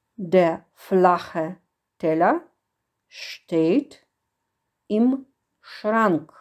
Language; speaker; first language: German; non-native, fluent; Russian